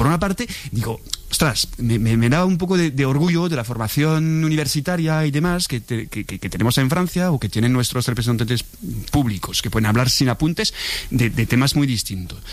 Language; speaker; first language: Spanish; non-native, fluent; French